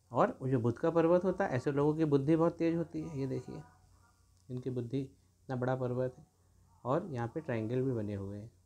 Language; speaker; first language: Hindi; native; Hindi